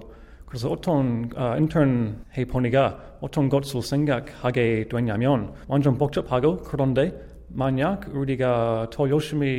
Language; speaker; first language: Korean; non-native, fluent; English